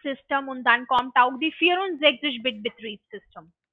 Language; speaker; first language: German; non-native, learner; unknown